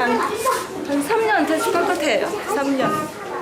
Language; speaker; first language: Korean; non-native, learner; Thai